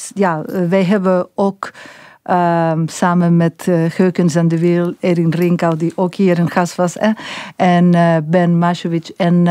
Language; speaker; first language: Dutch; non-native, local second language; French